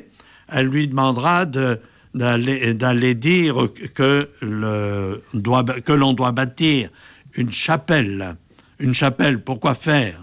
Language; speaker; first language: French; native; French